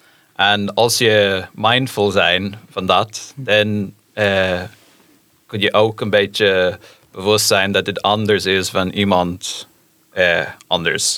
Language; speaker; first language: Dutch; non-native, fluent; English